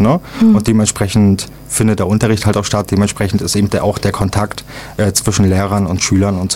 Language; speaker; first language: German; native; German